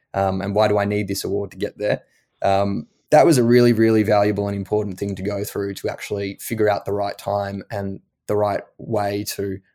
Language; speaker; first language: English; native; English